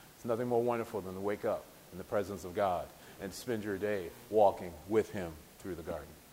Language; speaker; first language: English; native; English